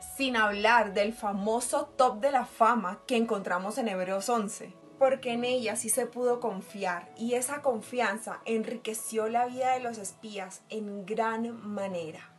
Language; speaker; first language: Spanish; native; Spanish